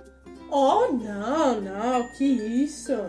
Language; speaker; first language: Portuguese; non-native, fluent; English